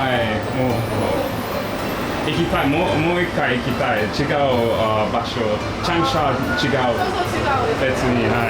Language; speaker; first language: Japanese; non-native, learner; English